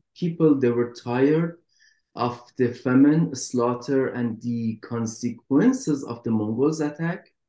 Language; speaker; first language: English; non-native, fluent; Persian